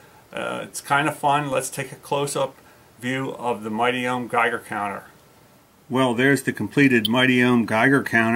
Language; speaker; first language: English; native; English